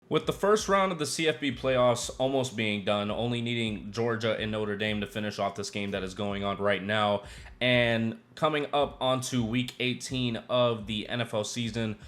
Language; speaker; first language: English; native; English